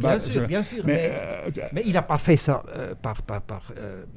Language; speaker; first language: French; non-native, local second language; German